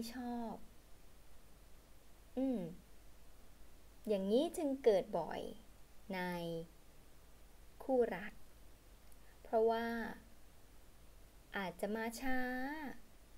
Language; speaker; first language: Thai; native; Thai